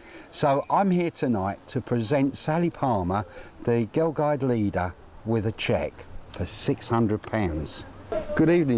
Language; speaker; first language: English; native; English